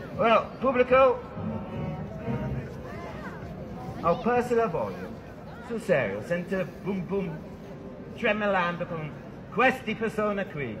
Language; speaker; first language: Italian; non-native, fluent; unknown